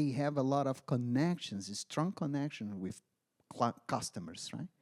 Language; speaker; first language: English; non-native, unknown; Portuguese